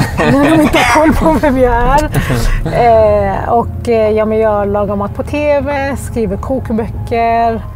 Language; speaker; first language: Swedish; early bilingual, other home language; Arabic